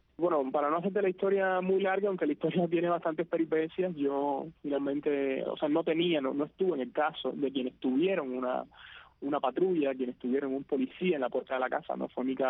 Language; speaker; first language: Spanish; native; Spanish